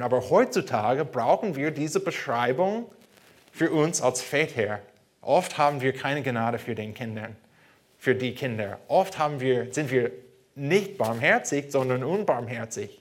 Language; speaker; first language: German; non-native, fluent; English